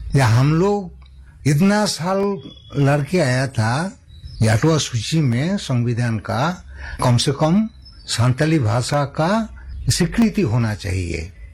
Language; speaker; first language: Hindi; non-native, local second language; Santali